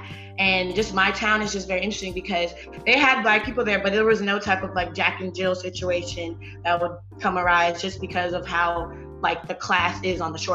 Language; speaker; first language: English; native; English